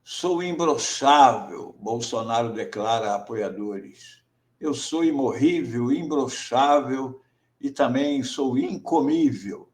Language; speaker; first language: Portuguese; native; Portuguese